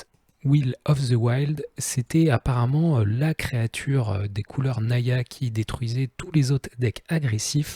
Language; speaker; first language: French; native; French